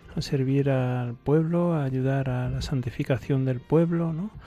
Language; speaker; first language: Spanish; native; Spanish